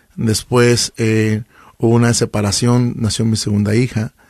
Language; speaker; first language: Spanish; native; Spanish